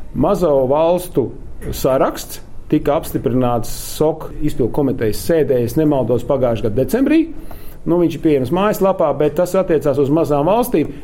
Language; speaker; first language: Latvian; native; Latvian